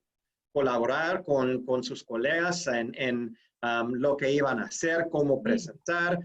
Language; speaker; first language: Spanish; non-native, fluent; English